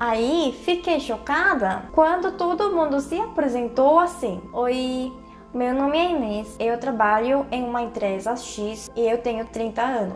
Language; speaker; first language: Portuguese; non-native, fluent; Korean